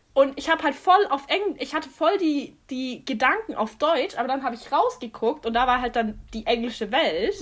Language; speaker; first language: German; native; German